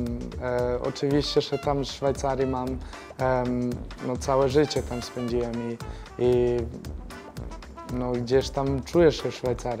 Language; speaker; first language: Polish; non-native, fluent; Serbian